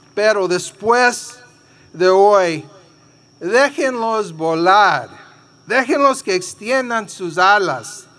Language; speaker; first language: Spanish; early bilingual, heritage; Spanish